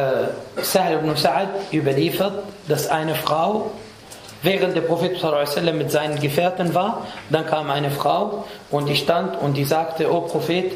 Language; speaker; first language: German; non-native, fluent; Arabic